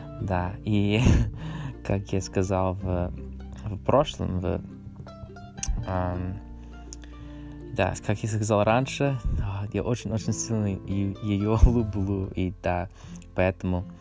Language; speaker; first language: Russian; non-native, learner; English